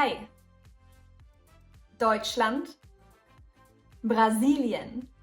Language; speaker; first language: German; early bilingual, other home language; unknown